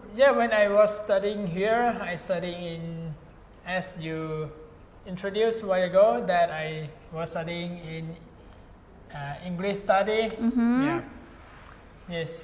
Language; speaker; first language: English; non-native, fluent; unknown